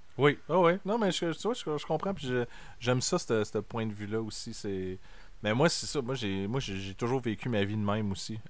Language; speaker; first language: French; native; French